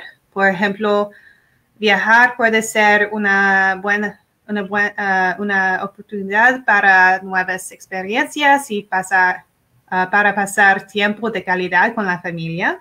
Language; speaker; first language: Spanish; non-native, learner; English